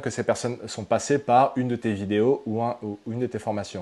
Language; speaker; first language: French; native; French